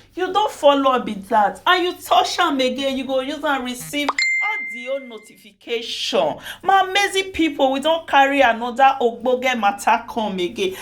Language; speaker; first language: Nigerian Pidgin; native; Nigerian Pidgin